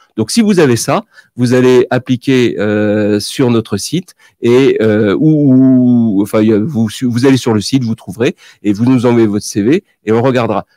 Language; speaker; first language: French; native; French